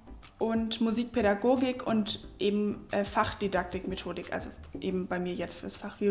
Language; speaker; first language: German; native; German